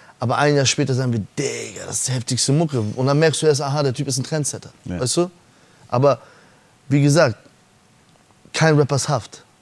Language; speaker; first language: German; early bilingual, other home language; Persian